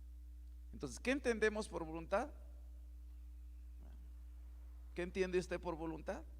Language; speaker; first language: Spanish; native; Spanish